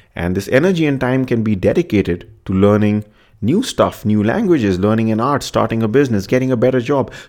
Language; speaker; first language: English; non-native, local second language; Hindi